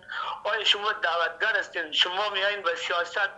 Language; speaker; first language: Persian; native; Persian